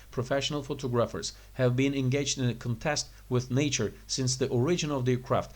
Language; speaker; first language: English; non-native, fluent; Turkish